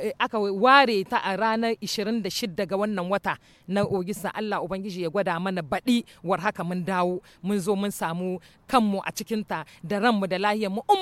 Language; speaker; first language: Hausa; native; Hausa